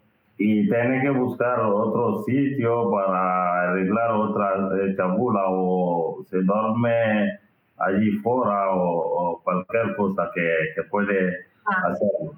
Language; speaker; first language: Spanish; non-native, learner; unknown